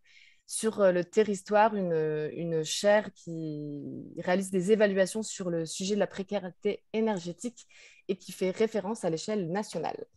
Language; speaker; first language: French; native; French